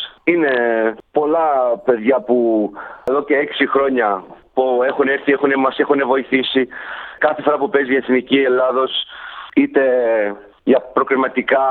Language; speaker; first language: Greek; early bilingual, heritage; Greek